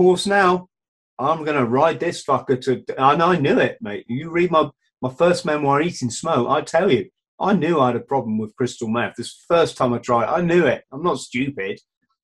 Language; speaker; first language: English; native; English